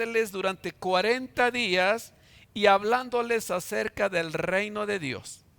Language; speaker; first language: Spanish; native; Spanish